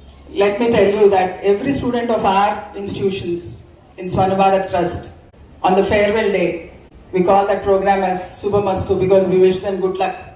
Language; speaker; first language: English; non-native, local second language; Telugu